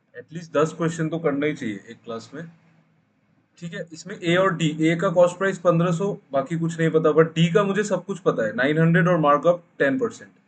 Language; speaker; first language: Hindi; non-native, local second language; Bangla